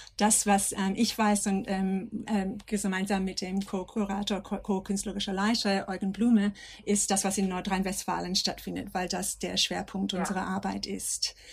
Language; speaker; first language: German; non-native, fluent; English